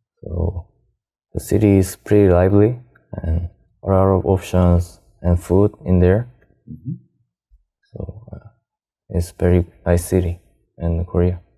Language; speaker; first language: English; non-native, learner; Korean